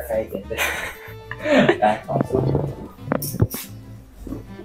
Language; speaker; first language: Chinese; native; Chinese